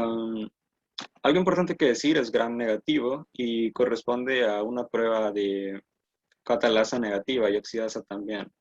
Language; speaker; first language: Spanish; native; Spanish